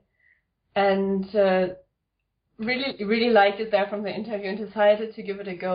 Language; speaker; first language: English; non-native, fluent; German